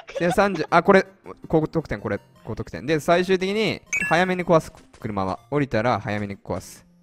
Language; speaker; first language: Japanese; native; Japanese